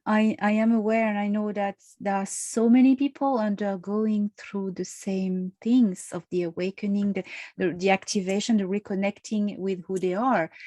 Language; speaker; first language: English; non-native, fluent; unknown